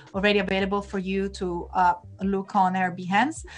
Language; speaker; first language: English; non-native, fluent; Italian